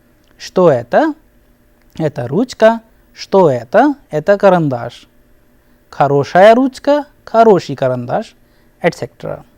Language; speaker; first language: Russian; non-native, fluent; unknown